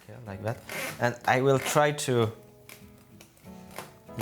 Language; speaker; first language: English; non-native, learner; French